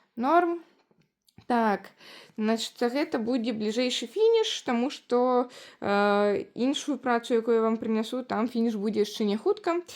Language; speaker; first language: Belarusian; non-native, local second language; Russian